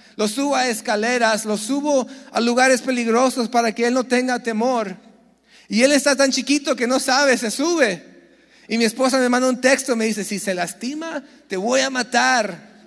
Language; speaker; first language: Spanish; early bilingual, heritage; Spanish